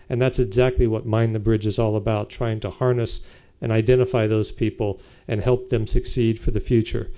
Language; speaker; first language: English; native; English